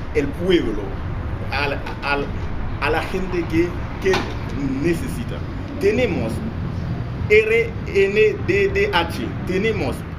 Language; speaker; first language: Spanish; non-native, fluent; Haitian Creole